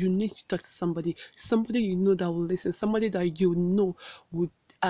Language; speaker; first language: English; non-native, local second language; Igbo